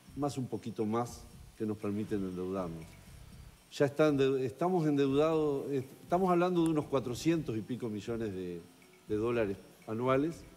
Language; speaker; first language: Spanish; native; Spanish